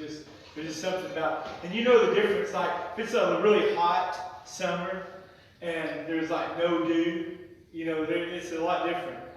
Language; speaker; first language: English; native; English